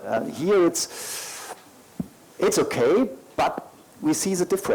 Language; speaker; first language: English; non-native, learner; German